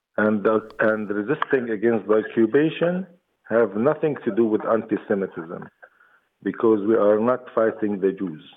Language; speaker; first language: English; non-native, fluent; Arabic